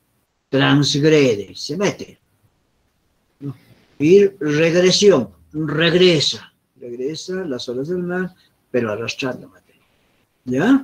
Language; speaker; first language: Spanish; native; Spanish